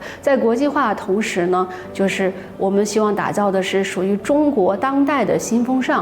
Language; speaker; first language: Chinese; native; Chinese